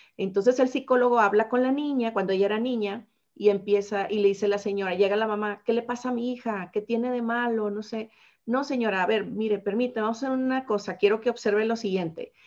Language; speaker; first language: Spanish; native; Spanish